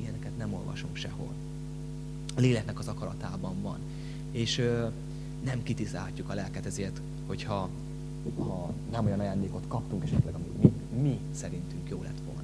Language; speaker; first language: Hungarian; native; Hungarian